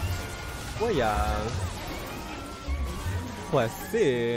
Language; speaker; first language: English; native; English